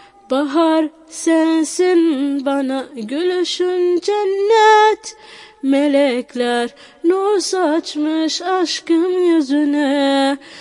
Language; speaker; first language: Turkish; non-native, fluent; Somali